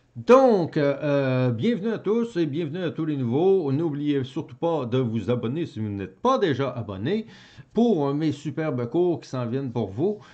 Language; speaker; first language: French; native; French